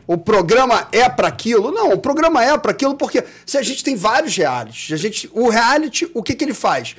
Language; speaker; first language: Portuguese; native; Portuguese